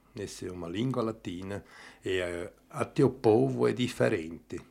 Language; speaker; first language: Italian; non-native, learner; Portuguese